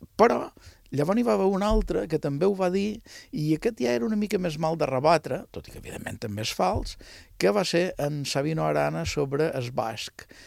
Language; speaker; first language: Catalan; native; Catalan